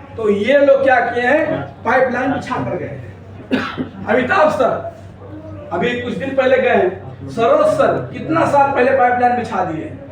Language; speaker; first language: Hindi; native; Hindi